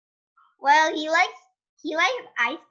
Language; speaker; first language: English; non-native, learner; Indonesian